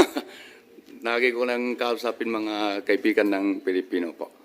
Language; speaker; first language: Filipino; non-native, learner; Chinese